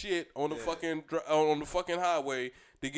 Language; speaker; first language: English; native; English